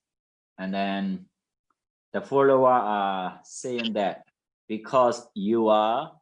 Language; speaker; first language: English; non-native, fluent; Mon